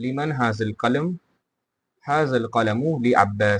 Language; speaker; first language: Arabic; non-native, fluent; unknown